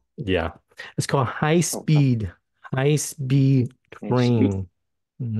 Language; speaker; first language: English; non-native, fluent; Vietnamese